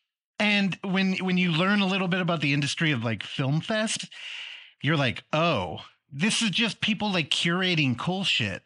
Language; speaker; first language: English; native; English